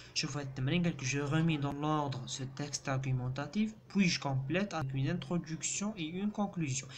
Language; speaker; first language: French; non-native, local second language; Arabic